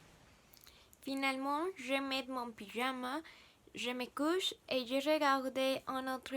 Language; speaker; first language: French; non-native, learner; Spanish